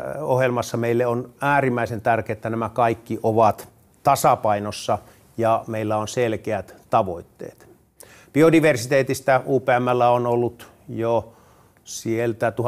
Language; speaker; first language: Finnish; native; Finnish